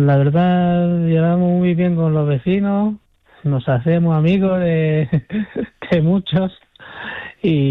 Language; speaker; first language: Spanish; non-native, fluent; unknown